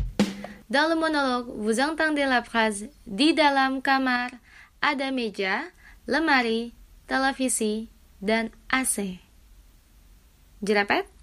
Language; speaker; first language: French; non-native, fluent; Indonesian